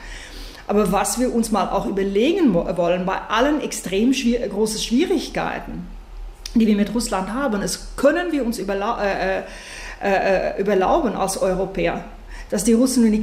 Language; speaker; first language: German; native; German